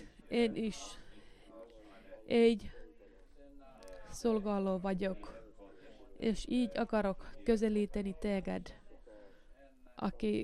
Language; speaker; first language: Hungarian; non-native, learner; Finnish